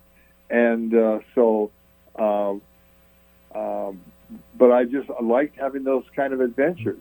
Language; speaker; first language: English; native; English